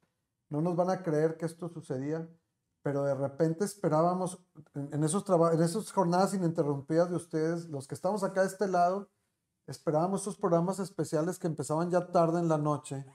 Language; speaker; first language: Spanish; native; Spanish